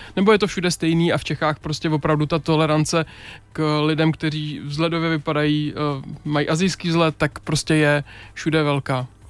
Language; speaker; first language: Czech; native; Czech